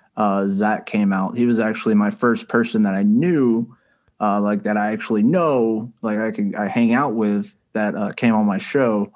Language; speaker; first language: English; native; English